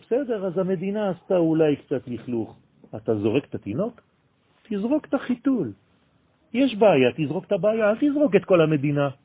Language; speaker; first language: Hebrew; non-native, fluent; French